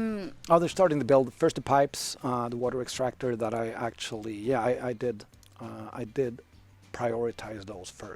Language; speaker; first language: English; non-native, fluent; Swedish